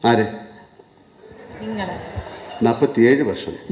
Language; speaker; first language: Tamil; non-native, learner; Malayalam